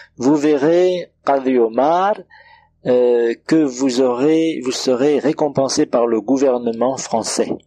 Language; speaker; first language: French; non-native, local second language; Comorian